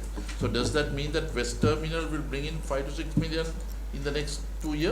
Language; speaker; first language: English; non-native, local second language; Sinhala